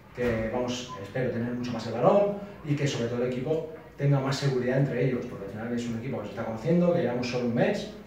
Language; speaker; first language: Spanish; native; Spanish